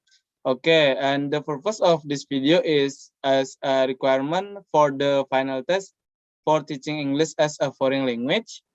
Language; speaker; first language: English; non-native, learner; Indonesian